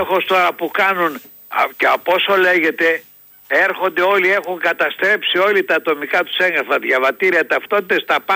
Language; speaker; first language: Greek; native; Greek